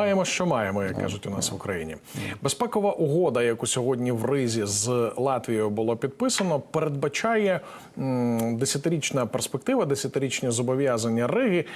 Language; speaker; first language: Ukrainian; native; Ukrainian